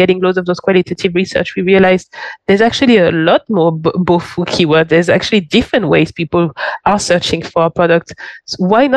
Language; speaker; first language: English; non-native, fluent; French